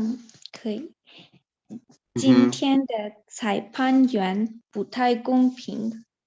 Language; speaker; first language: Chinese; non-native, learner; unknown